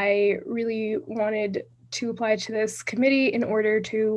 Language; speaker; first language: English; native; English